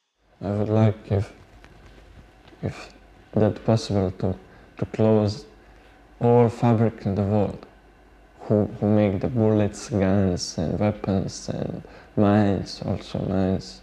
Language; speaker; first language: English; non-native, learner; Bosnian